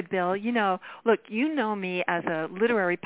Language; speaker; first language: English; native; English